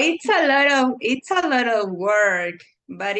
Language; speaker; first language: English; non-native, fluent; Spanish